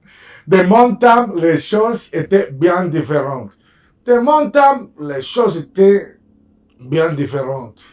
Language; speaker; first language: French; non-native, fluent; Spanish